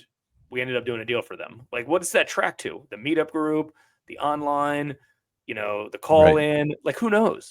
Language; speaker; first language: English; native; English